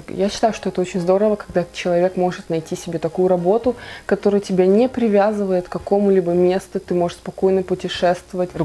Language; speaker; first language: Russian; native; Russian